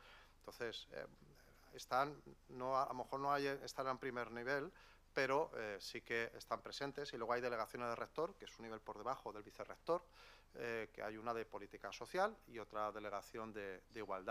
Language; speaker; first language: Spanish; native; Spanish